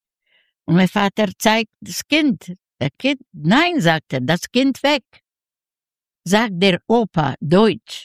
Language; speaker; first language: German; non-native, learner; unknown